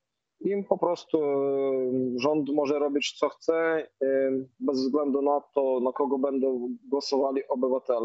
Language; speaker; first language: Polish; non-native, fluent; Ukrainian